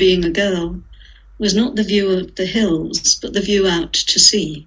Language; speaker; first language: English; native; English